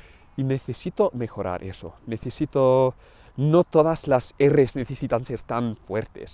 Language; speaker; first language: Spanish; non-native, fluent; English